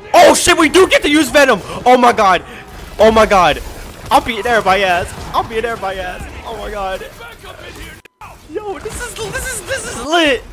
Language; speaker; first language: English; native; English